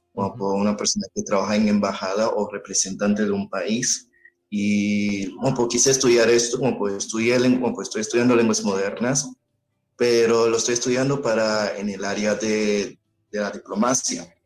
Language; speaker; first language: Spanish; early bilingual, other home language; Haitian Creole